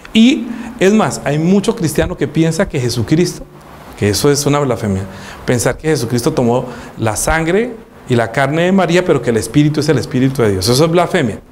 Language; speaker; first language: Spanish; native; Spanish